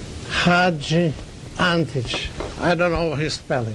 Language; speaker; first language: English; non-native, learner; Russian